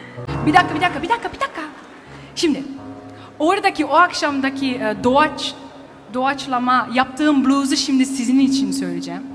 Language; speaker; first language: Turkish; early bilingual, heritage; Dutch